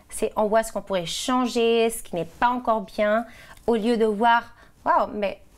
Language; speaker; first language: French; non-native, fluent; German